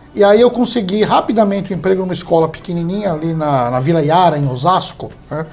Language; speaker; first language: Portuguese; early bilingual, heritage; English